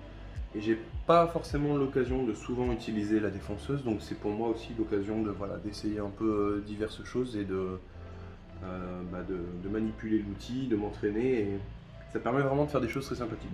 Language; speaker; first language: French; native; French